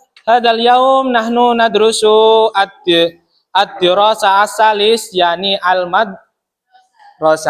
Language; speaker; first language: Arabic; non-native, learner; Indonesian